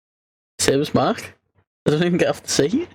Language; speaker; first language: English; native; English